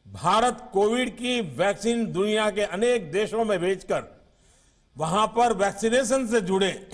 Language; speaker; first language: Hindi; native; Hindi